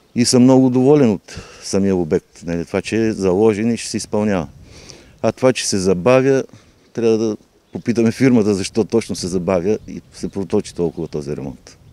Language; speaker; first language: Bulgarian; native; Bulgarian